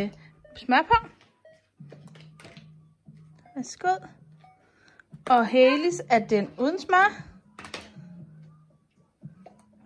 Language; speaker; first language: Danish; native; Danish